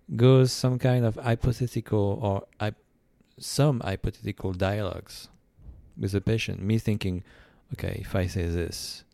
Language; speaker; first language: English; non-native, fluent; French